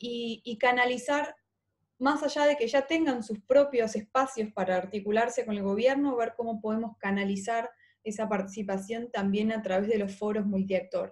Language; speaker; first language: Spanish; native; Spanish